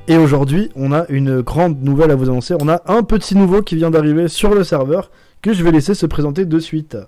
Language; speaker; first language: French; native; French